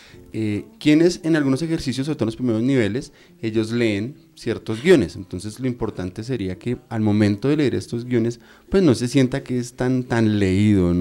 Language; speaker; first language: Spanish; native; Spanish